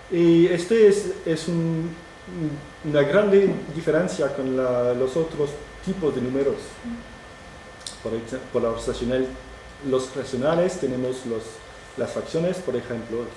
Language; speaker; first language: Spanish; non-native, fluent; French